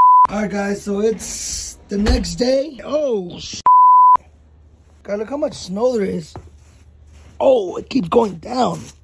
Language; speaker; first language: English; early bilingual, other home language; Spanish